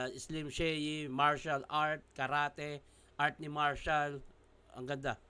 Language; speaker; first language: Filipino; native; Filipino